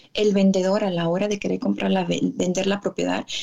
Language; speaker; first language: Spanish; native; Spanish